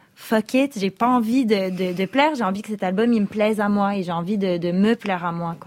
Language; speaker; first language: French; native; French